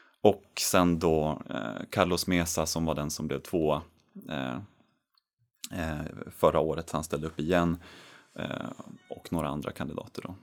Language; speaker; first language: Swedish; native; Swedish